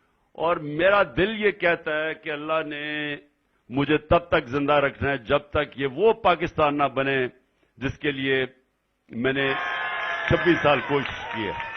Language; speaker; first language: Urdu; native; Urdu